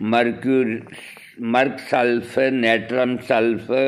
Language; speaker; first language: Hindi; native; Hindi